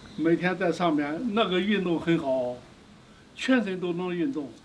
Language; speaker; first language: Chinese; native; Chinese